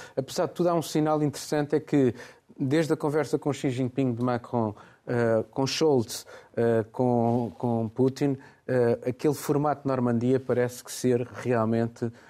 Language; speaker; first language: Portuguese; native; Portuguese